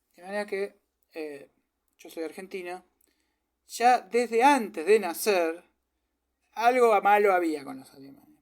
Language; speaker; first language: Spanish; early bilingual, other home language; German